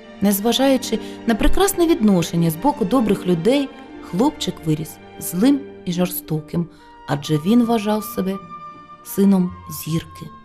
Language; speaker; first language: Ukrainian; native; Ukrainian